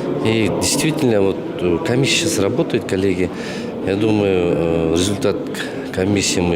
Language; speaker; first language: Russian; non-native, local second language; Kyrgyz